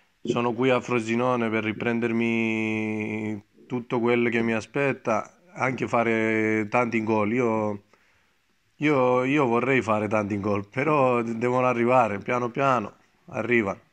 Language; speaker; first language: Italian; non-native, fluent; Greek